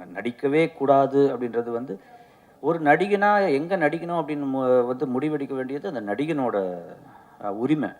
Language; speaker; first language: Tamil; native; Tamil